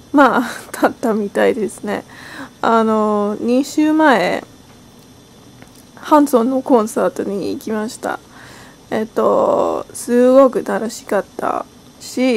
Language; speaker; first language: Japanese; non-native, learner; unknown